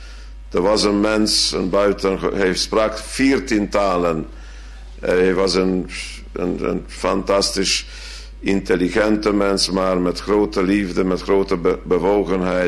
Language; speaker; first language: Dutch; non-native, fluent; Hungarian